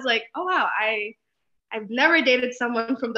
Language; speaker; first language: English; non-native, local second language; Filipino